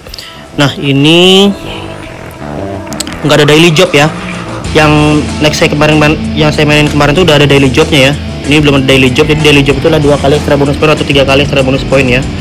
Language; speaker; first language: Indonesian; native; Indonesian